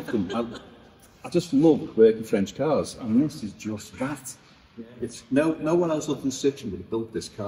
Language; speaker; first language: English; native; English